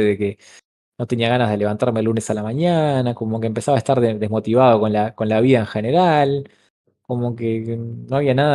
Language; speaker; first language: Spanish; native; Spanish